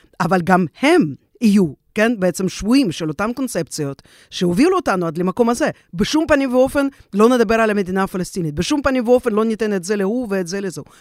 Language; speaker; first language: Hebrew; non-native, fluent; Russian